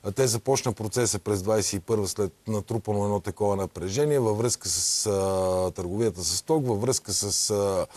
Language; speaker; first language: Bulgarian; native; Bulgarian